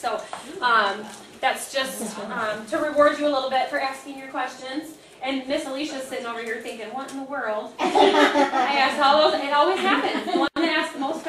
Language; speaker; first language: English; native; English